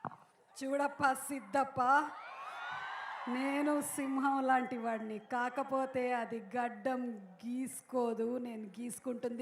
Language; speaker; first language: Telugu; native; Telugu